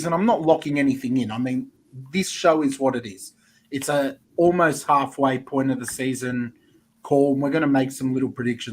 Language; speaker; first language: English; native; English